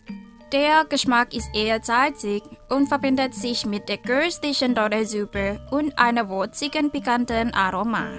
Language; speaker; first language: German; non-native, fluent; Indonesian